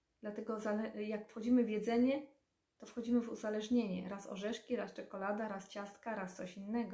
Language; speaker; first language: Polish; native; Polish